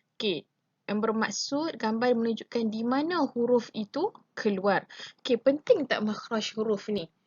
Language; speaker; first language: Malay; native; Malay